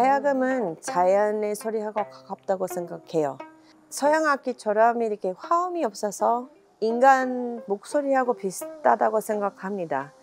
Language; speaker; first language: Korean; non-native, fluent; English